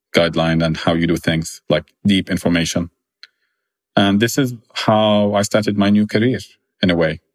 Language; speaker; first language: English; non-native, fluent; Arabic